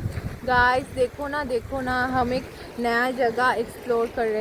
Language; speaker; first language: Hindi; non-native, local second language; Bangla